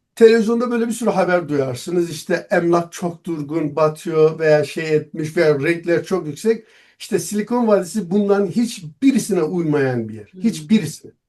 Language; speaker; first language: Turkish; non-native, local second language; Kurdish